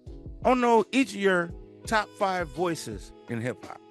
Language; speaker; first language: English; native; English